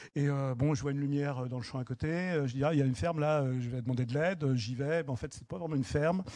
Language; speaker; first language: French; native; French